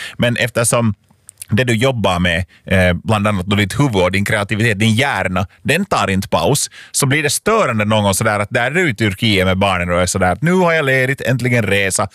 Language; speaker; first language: Swedish; native; Swedish